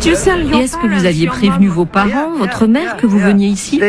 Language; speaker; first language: French; native; French